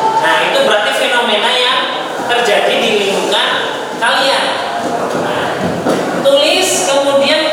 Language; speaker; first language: Indonesian; native; Indonesian